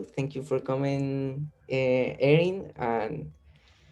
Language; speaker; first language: English; non-native, learner; Spanish